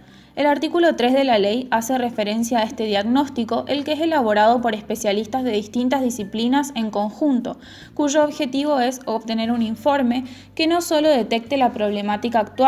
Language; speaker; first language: Spanish; native; Spanish